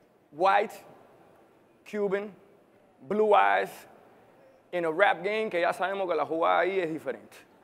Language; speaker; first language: Spanish; early bilingual, heritage; Spanish